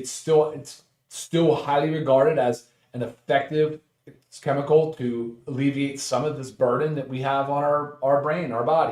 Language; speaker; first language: English; native; English